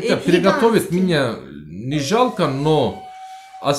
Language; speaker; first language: Russian; non-native, learner; Turkish